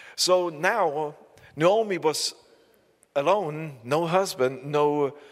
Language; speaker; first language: English; non-native, fluent; German